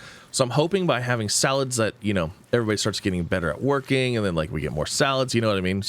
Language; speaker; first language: English; native; English